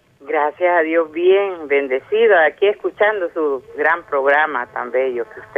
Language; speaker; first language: Spanish; native; Spanish